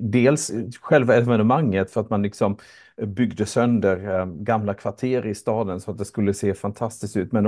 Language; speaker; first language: Swedish; native; Swedish